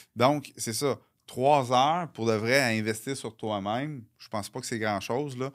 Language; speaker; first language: French; native; French